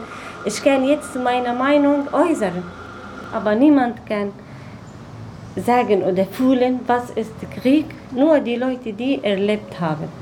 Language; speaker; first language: German; non-native, learner; Arabic